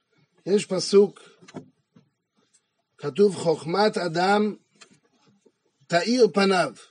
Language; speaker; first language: Hebrew; non-native, fluent; French